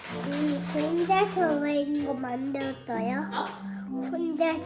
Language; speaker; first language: Korean; early bilingual, other home language; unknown